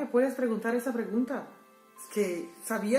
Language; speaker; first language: Spanish; non-native, fluent; Papiamento